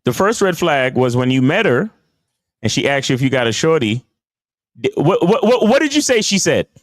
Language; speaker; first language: English; native; English